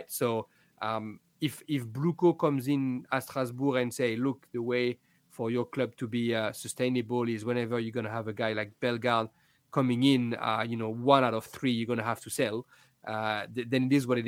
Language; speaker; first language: English; non-native, fluent; French